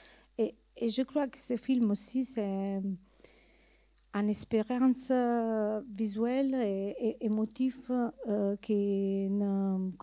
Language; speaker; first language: French; non-native, learner; Italian